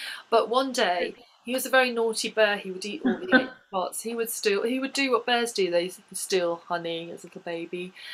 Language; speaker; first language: English; native; English